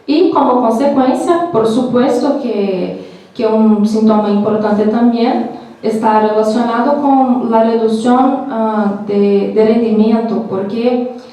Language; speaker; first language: Spanish; non-native, learner; Portuguese